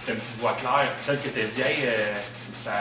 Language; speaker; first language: French; native; French